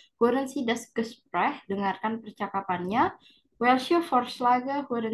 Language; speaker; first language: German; non-native, fluent; Indonesian